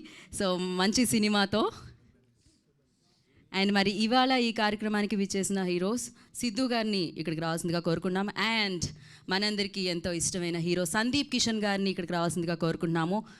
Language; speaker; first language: Telugu; native; Telugu